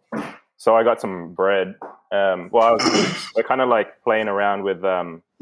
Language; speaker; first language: English; non-native, local second language; Filipino